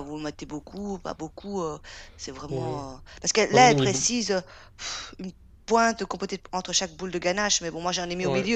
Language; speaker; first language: French; native; French